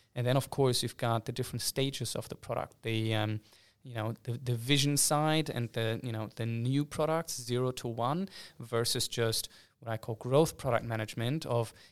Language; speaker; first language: English; non-native, fluent; German